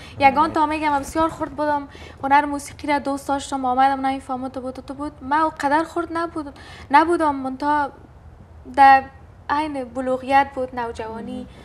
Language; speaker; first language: Persian; non-native, local second language; Turkmen